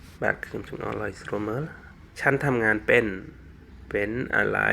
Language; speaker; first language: Thai; non-native, fluent; Khmer